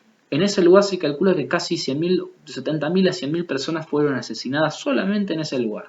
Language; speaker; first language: Spanish; native; Spanish